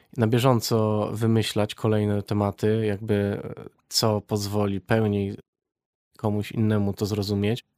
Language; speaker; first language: Polish; native; Polish